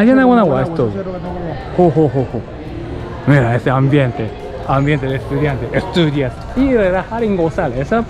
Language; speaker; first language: Spanish; non-native, learner; Japanese